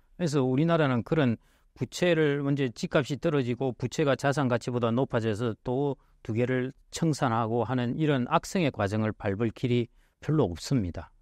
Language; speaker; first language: Korean; native; Korean